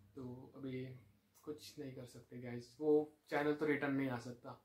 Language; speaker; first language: Hindi; non-native, local second language; Marathi